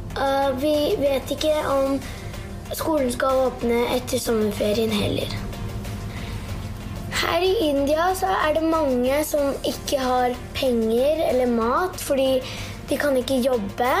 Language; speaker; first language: Norwegian; early bilingual, heritage; Norwegian